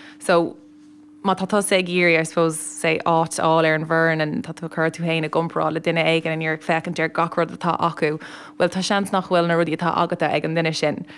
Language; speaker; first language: Irish; non-native, local second language; English